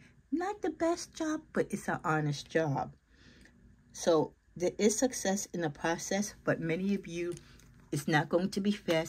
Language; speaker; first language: English; native; English